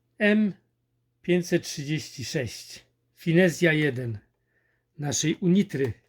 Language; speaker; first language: Polish; native; Polish